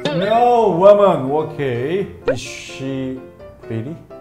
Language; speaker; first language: English; non-native, learner; Korean